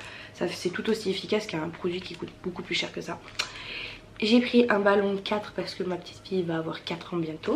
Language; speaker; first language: French; native; French